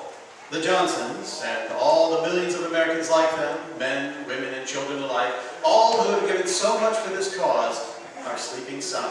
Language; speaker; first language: English; native; English